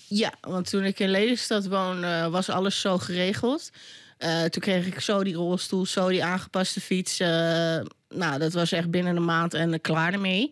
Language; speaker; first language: Dutch; native; Dutch